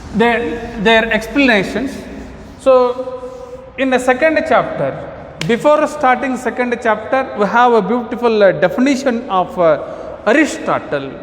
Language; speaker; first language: English; non-native, local second language; Kannada